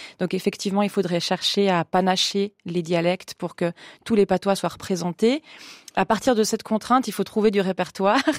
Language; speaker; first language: French; native; French